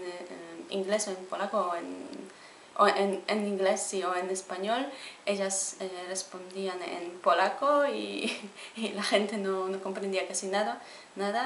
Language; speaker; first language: Spanish; non-native, fluent; Polish